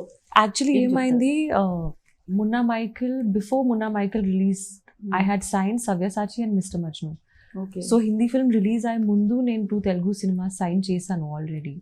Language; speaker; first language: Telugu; non-native, learner; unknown